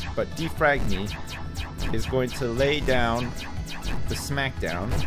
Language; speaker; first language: English; native; English